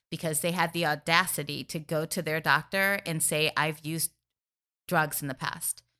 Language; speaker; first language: English; native; English